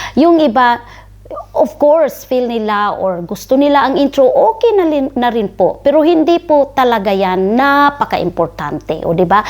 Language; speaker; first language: Filipino; non-native, local second language; Cebuano